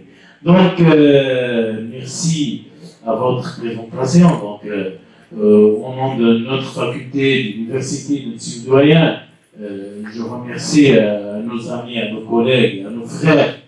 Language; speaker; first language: French; non-native, local second language; Arabic